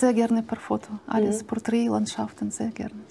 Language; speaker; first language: German; non-native, learner; Ukrainian